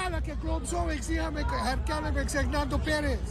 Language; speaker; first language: Dutch; non-native, local second language; Papiamento